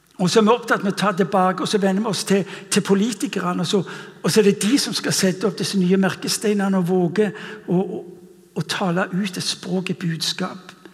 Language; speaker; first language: Norwegian; non-native, fluent; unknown